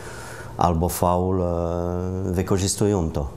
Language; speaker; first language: Polish; non-native, learner; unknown